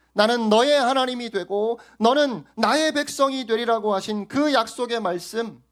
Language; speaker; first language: Korean; native; Korean